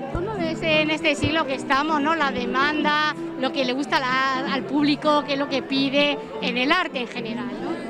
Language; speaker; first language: Spanish; native; Spanish